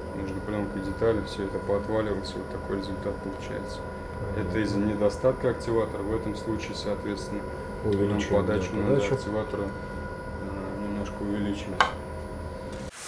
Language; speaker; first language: Russian; native; Russian